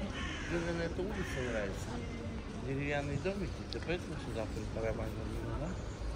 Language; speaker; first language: Russian; native; Russian